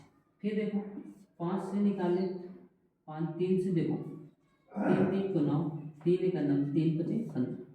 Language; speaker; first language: Hindi; native; Hindi